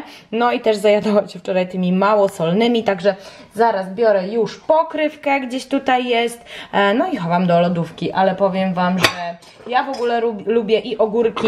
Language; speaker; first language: Polish; native; Polish